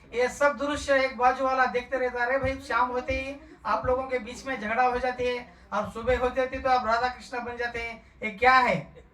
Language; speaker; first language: Hindi; non-native, local second language; Lambadi